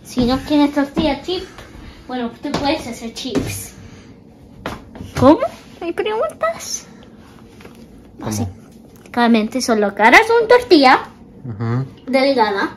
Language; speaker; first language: Spanish; early bilingual, heritage; Spanish